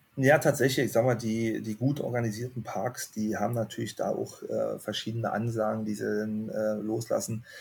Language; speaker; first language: German; native; German